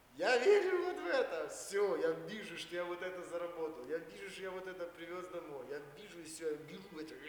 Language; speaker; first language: Russian; native; Russian